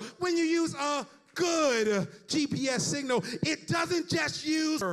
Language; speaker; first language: English; native; English